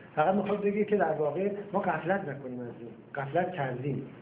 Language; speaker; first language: Persian; native; Persian